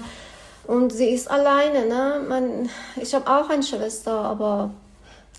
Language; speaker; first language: German; non-native, learner; Persian